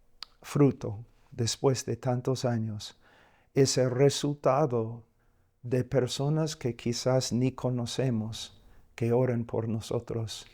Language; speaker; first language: Spanish; non-native, fluent; English